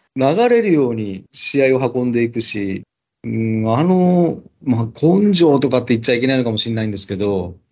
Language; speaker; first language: Japanese; native; Japanese